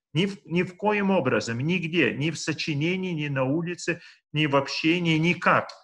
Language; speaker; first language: Russian; non-native, local second language; Lithuanian